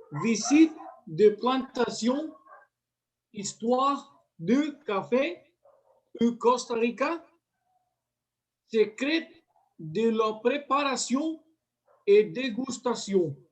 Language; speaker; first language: French; non-native, learner; Spanish